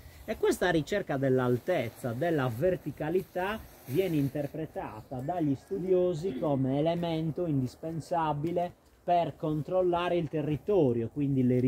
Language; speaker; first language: Italian; native; Italian